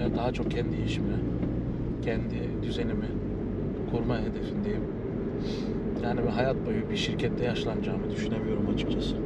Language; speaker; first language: Turkish; early bilingual, heritage; Turkish